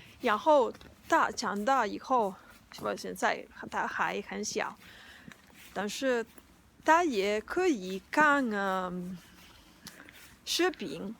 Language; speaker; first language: Chinese; non-native, learner; Spanish